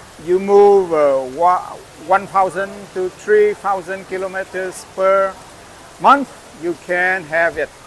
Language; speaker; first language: English; non-native, learner; Vietnamese